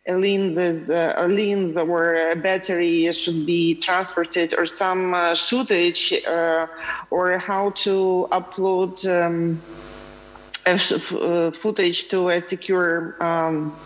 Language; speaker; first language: English; non-native, fluent; Ukrainian